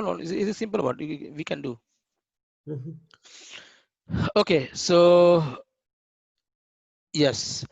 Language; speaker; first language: English; non-native, learner; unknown